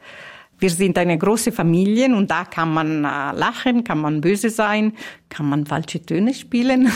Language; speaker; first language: German; non-native, fluent; Italian